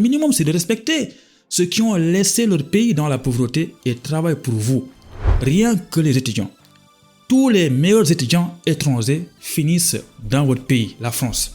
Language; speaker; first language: French; non-native, local second language; Wolof